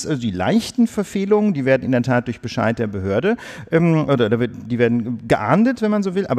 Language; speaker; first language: German; native; German